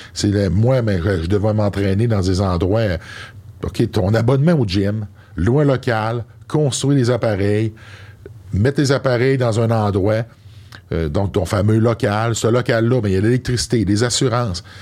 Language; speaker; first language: French; native; French